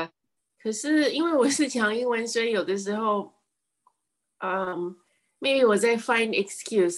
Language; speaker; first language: Chinese; early bilingual, heritage; English